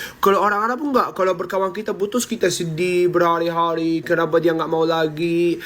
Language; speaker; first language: Indonesian; non-native, fluent; Arabic